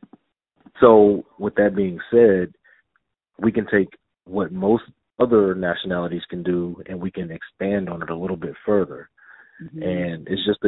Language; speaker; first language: English; native; English